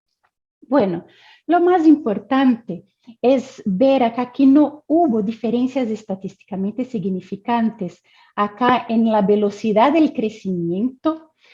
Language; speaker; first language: Spanish; non-native, fluent; Portuguese